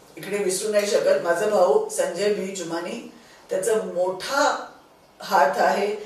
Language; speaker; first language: Marathi; non-native, local second language; Sindhi